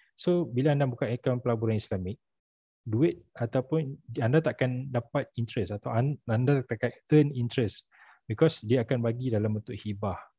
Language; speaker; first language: Malay; native; Malay